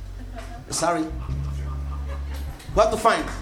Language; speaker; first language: English; non-native, learner; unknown